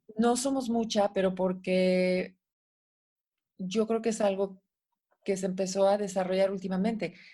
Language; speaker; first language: Spanish; non-native, fluent; French